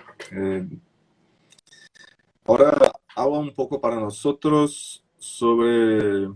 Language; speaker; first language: Spanish; non-native, fluent; Portuguese